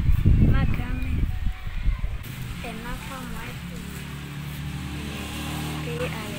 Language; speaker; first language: French; non-native, learner; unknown